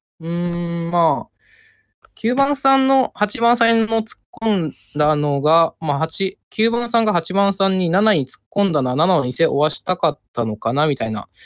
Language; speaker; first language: Japanese; native; Japanese